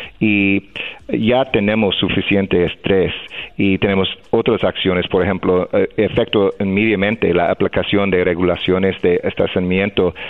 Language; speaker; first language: Spanish; non-native, fluent; English